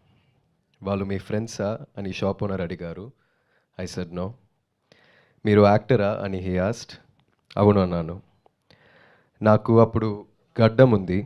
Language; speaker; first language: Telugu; non-native, learner; Tamil